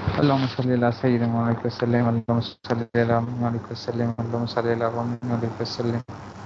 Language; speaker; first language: Urdu; native; Urdu